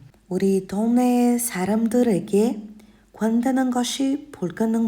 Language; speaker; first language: Korean; non-native, fluent; Portuguese